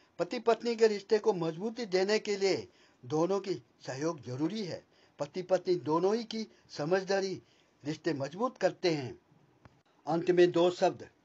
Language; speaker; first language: Hindi; non-native, local second language; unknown